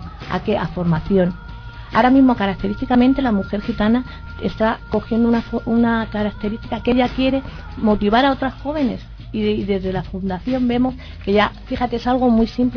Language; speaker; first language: Spanish; native; Spanish